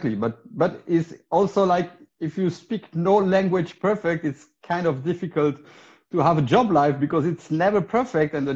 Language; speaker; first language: English; non-native, fluent; Spanish